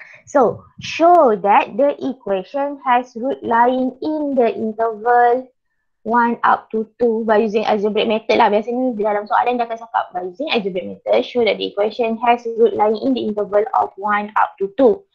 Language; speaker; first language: English; non-native, local second language; Malay